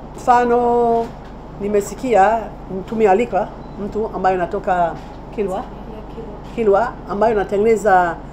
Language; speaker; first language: Swahili; non-native, fluent; Seselwa Creole French